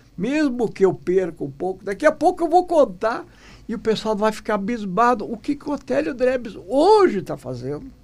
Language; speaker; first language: Portuguese; non-native, local second language; German